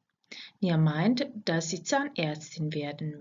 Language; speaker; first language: German; non-native, fluent; Croatian